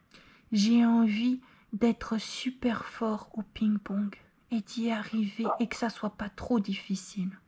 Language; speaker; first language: French; native; French